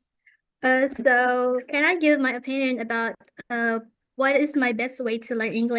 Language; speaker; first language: English; non-native, fluent; Indonesian